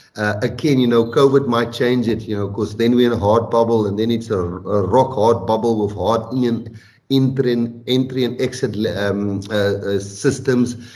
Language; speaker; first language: English; non-native, local second language; Afrikaans